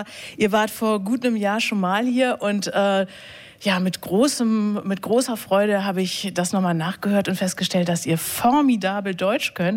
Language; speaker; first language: German; native; German